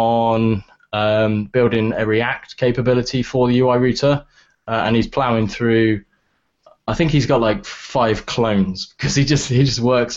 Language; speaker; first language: English; native; English